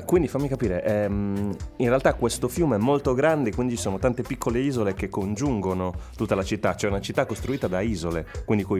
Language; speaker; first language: Italian; native; Italian